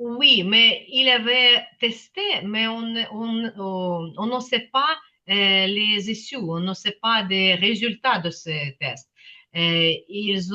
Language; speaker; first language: French; non-native, fluent; Ukrainian